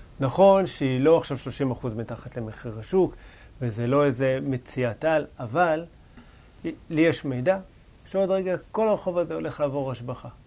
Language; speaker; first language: Hebrew; native; Hebrew